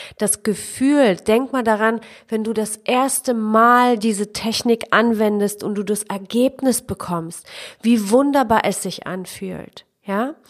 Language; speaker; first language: German; early bilingual, other home language; Polish